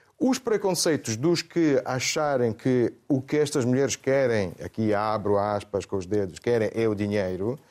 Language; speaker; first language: Portuguese; non-native, fluent; Italian